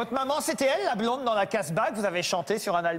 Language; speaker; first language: French; native; French